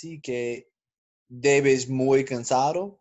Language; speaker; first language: Spanish; non-native, learner; English